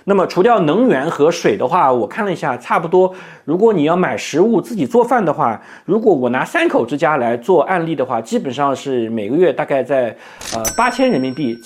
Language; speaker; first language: Chinese; native; Chinese